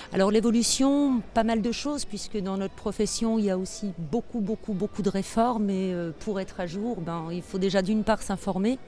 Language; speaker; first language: French; native; French